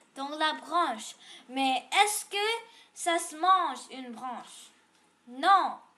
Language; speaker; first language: French; non-native, local second language; English